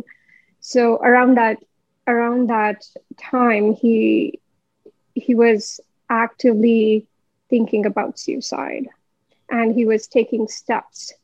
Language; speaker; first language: English; non-native, local second language; Hindi